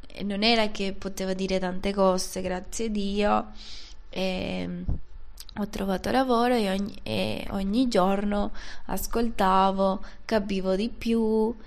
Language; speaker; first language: Italian; non-native, fluent; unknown